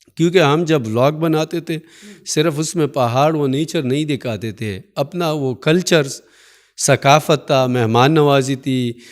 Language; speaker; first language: Urdu; non-native, local second language; Pashto